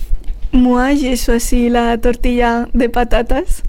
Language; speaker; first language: French; non-native, learner; Spanish